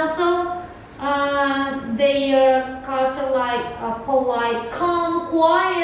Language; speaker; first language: English; non-native, learner; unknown